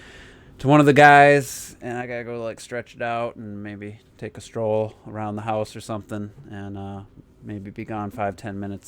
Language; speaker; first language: English; native; English